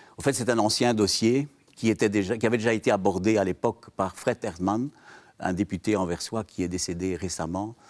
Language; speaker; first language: French; native; French